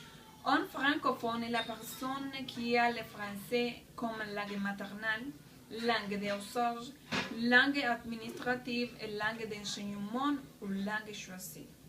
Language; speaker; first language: French; non-native, learner; Spanish